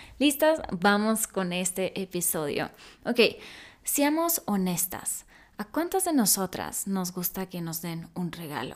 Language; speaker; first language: Spanish; early bilingual, other home language; Russian